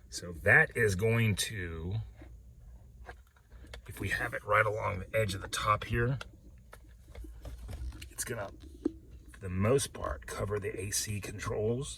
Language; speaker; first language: English; native; English